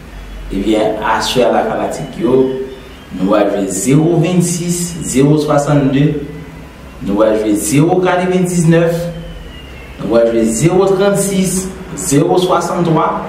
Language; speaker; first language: French; non-native, local second language; Haitian Creole